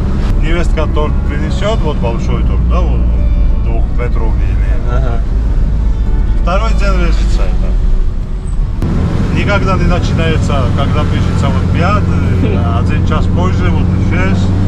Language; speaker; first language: Russian; non-native, fluent; Georgian